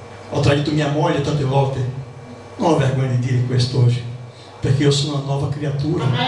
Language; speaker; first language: Italian; non-native, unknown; Portuguese